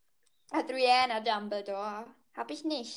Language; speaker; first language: German; native; German